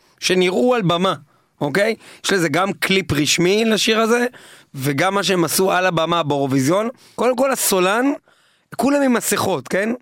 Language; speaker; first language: Hebrew; native; Hebrew